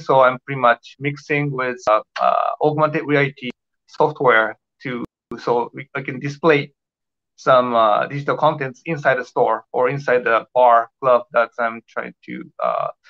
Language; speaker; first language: English; non-native, fluent; Japanese